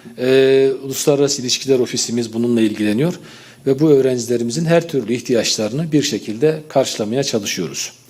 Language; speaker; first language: Turkish; native; Turkish